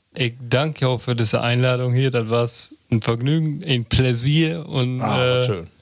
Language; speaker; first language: German; non-native, local second language; Low German